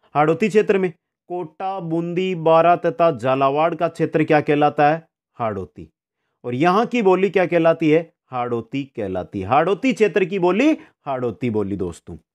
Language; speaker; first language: Hindi; native; Hindi